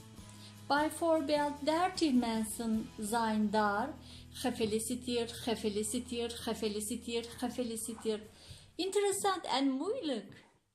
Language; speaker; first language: Dutch; non-native, learner; Turkish